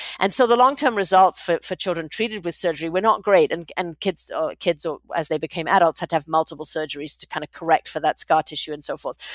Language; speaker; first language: English; native; English